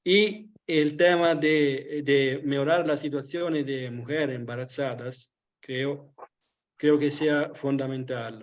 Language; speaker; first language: Spanish; non-native, learner; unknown